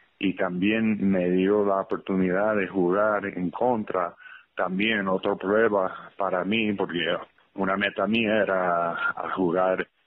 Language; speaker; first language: Spanish; early bilingual, heritage; English